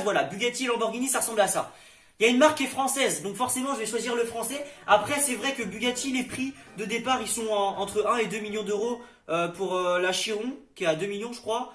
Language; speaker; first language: French; native; French